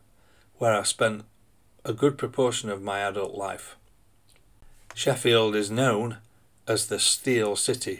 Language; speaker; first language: English; native; English